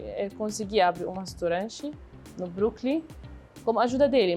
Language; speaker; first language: Portuguese; non-native, learner; Arabic